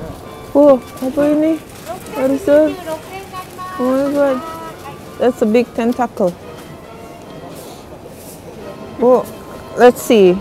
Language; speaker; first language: English; non-native, learner; Indonesian